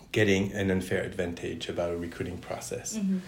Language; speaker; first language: English; non-native, fluent; French